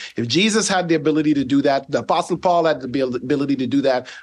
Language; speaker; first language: English; non-native, fluent; Dutch